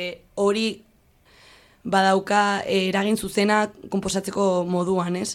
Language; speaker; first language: Basque; non-native, local second language; Spanish